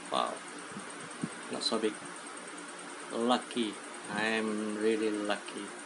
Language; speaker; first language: English; non-native, local second language; Malay